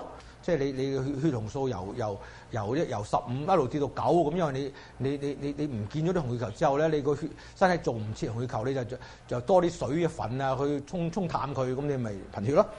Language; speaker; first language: Chinese; native; Chinese